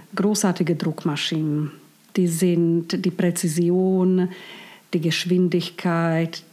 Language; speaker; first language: German; non-native, fluent; Slovak